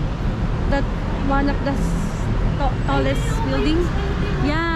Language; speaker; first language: English; non-native, local second language; Filipino